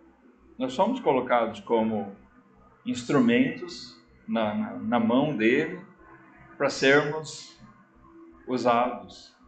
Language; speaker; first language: Portuguese; native; Portuguese